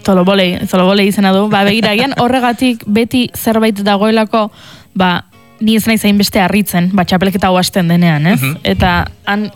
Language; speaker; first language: Basque; native; Basque